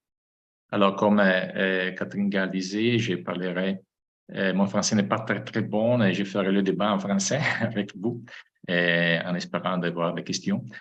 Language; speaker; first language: French; non-native, fluent; Italian